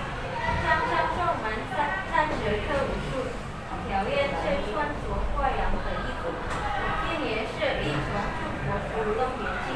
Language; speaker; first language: Chinese; non-native, learner; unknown